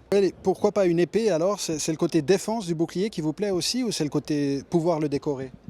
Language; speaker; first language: French; native; French